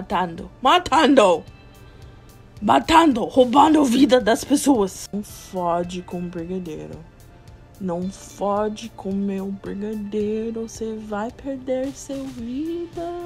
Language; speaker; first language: Portuguese; non-native, learner; English